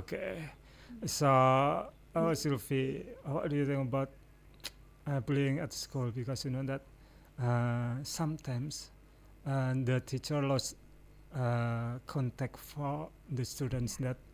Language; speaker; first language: English; non-native, fluent; Indonesian